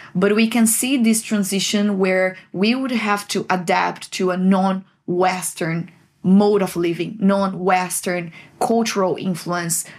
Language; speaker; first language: English; non-native, fluent; Portuguese